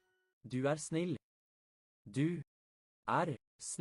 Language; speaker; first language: Norwegian; non-native, learner; English